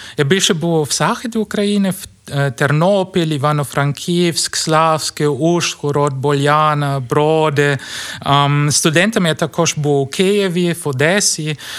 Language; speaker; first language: Ukrainian; non-native, learner; German